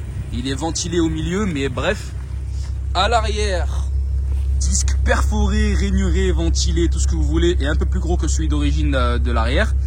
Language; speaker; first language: French; native; French